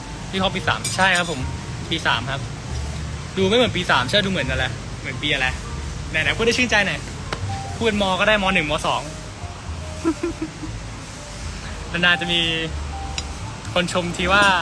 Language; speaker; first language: Thai; native; Thai